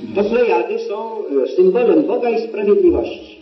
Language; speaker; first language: Polish; native; Polish